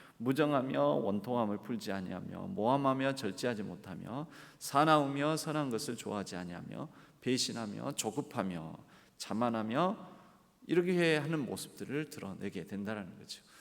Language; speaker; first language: Korean; native; Korean